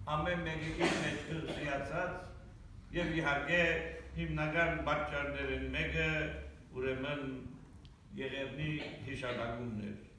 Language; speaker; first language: Armenian; early bilingual, heritage; Armenian